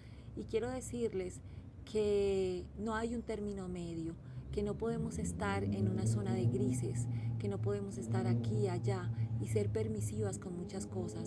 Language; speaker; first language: Spanish; native; Spanish